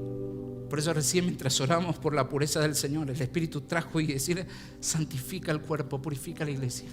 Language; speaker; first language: Spanish; native; Spanish